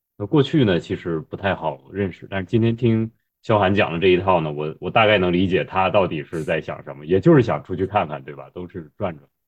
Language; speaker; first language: Chinese; native; Chinese